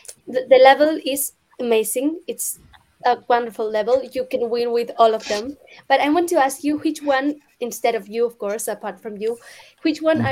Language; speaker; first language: English; non-native, learner; Spanish